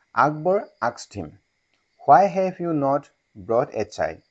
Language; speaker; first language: English; non-native, local second language; Assamese